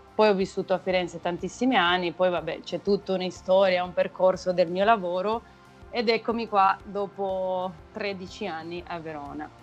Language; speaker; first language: Italian; non-native, fluent; Spanish